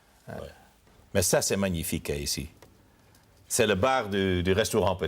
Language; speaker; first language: French; non-native, fluent; Dutch